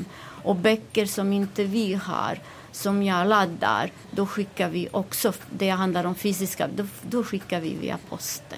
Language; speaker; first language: Swedish; non-native, fluent; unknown